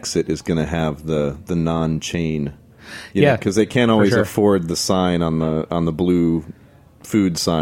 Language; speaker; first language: English; native; English